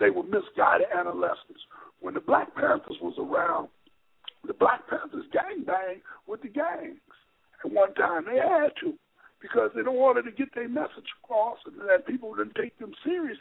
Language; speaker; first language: English; native; English